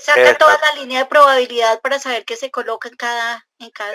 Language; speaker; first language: Spanish; native; Spanish